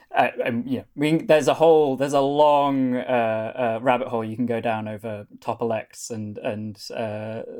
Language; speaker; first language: English; non-native, local second language; Welsh